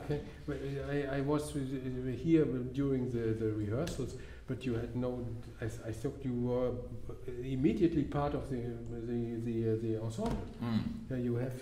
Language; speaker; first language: English; non-native, fluent; German